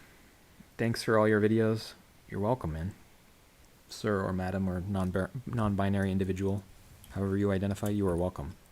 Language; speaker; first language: English; native; English